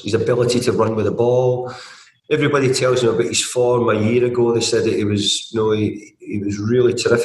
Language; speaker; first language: English; native; English